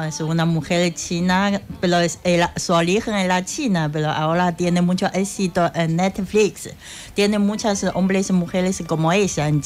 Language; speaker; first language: Spanish; non-native, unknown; Chinese